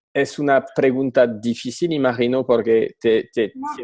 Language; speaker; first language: Spanish; non-native, fluent; French